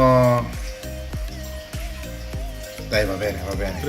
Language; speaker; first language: Italian; non-native, learner; Filipino